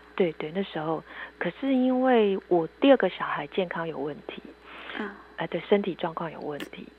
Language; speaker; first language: Chinese; native; Chinese